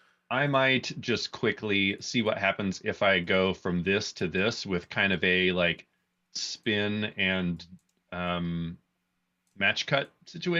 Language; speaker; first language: English; native; English